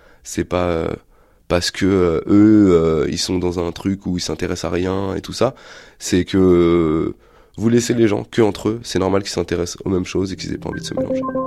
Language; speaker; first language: French; native; French